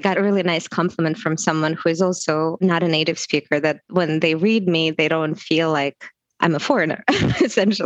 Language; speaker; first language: English; non-native, fluent; Russian